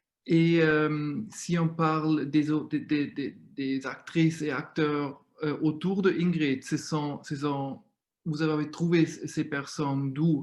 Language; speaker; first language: French; non-native, fluent; German